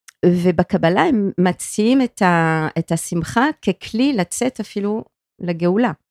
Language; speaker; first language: Hebrew; non-native, fluent; French